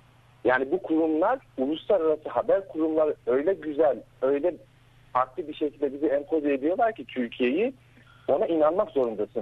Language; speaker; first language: Turkish; native; Turkish